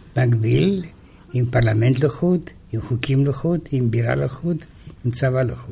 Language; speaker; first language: Hebrew; non-native, fluent; Romanian